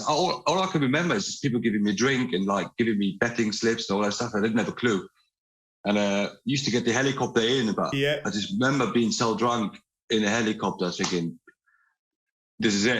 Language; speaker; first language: English; non-native, fluent; German